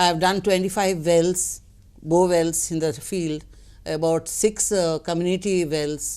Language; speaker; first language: English; non-native, local second language; Konkani